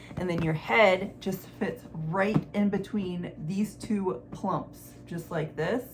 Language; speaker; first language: English; native; English